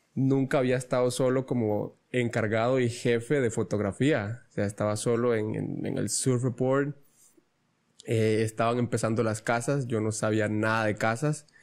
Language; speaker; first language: Spanish; native; Spanish